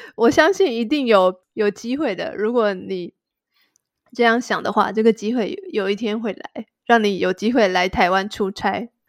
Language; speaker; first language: Chinese; native; Chinese